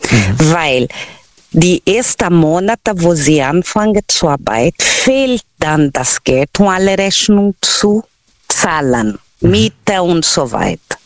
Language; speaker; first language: German; non-native, learner; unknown